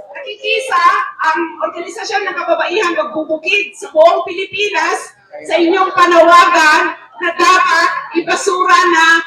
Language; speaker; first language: Filipino; native; Filipino